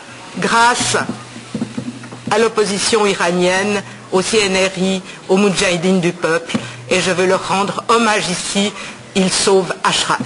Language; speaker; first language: French; native; French